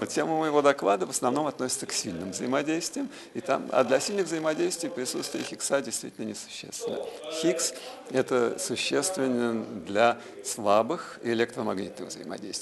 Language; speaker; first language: Russian; native; Russian